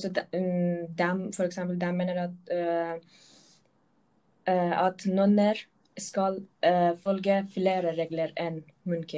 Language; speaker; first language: Norwegian; non-native, local second language; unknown